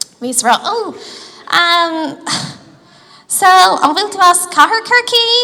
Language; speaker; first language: Irish; native; Irish